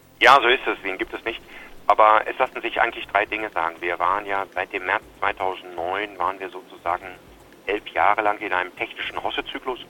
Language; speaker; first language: German; native; German